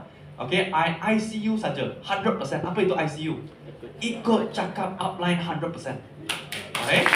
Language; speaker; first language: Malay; non-native, local second language; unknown